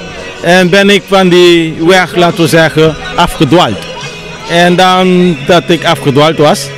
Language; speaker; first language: Dutch; non-native, local second language; Papiamento